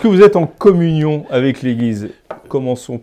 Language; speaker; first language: French; native; French